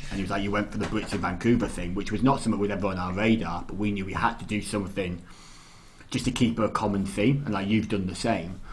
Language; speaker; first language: English; native; English